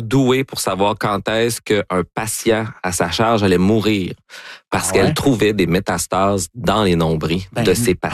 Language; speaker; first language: French; native; French